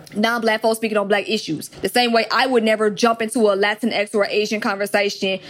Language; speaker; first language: English; native; English